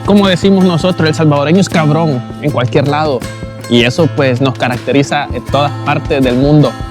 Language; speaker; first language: Spanish; native; Spanish